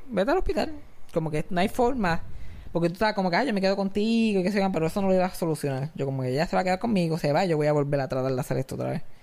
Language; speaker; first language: Spanish; native; Spanish